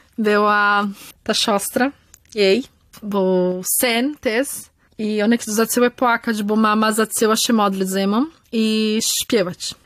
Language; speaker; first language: Polish; early bilingual, heritage; Polish